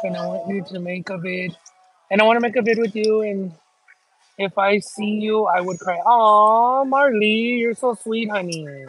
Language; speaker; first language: English; early bilingual, other home language; Spanish